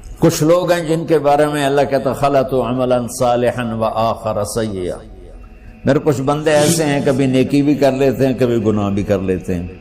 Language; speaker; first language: Urdu; non-native, local second language; Punjabi